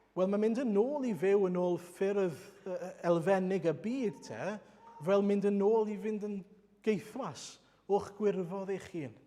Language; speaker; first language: Welsh; native; Welsh